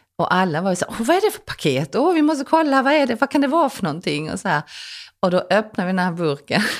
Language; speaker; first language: Swedish; early bilingual, other home language; Korean